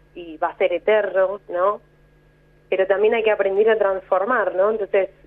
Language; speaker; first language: Spanish; native; Spanish